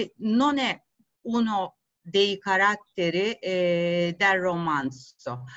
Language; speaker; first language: Italian; non-native, learner; Turkish